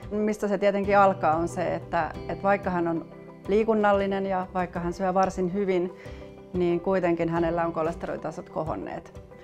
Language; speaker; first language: Finnish; native; Finnish